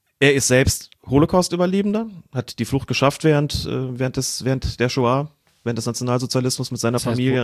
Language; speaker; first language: German; native; German